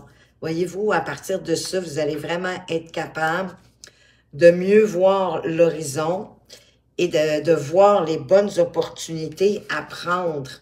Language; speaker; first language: French; native; French